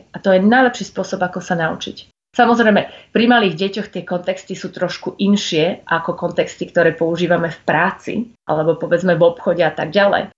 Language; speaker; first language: Slovak; native; Slovak